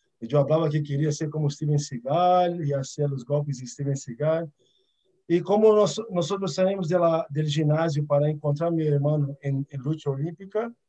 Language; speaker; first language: Portuguese; early bilingual, other home language; Arabic